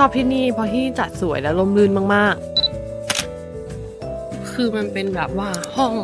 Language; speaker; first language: Thai; native; Thai